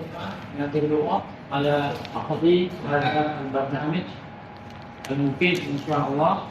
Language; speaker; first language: Arabic; non-native, fluent; Malay